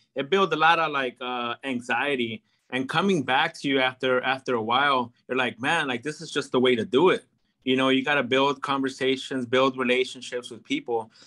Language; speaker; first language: English; native; English